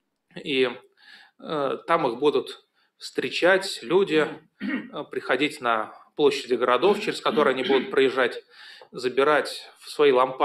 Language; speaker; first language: Russian; native; Russian